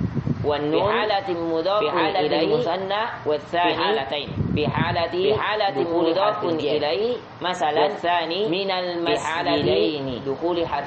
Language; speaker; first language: Arabic; non-native, fluent; Indonesian